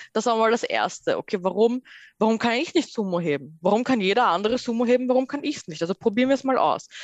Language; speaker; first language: German; early bilingual, other home language; Persian